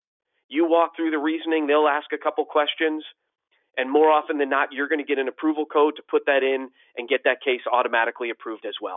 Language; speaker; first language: English; native; English